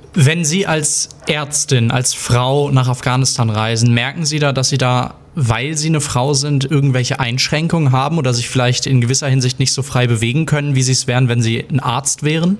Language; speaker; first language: German; native; German